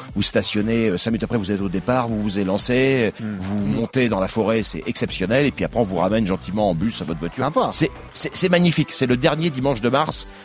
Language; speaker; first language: French; native; French